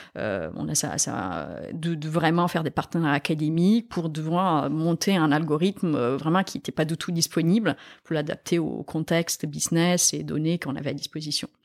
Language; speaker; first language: French; non-native, fluent; Romanian